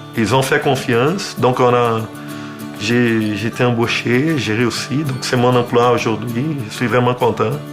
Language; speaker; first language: French; non-native, fluent; Portuguese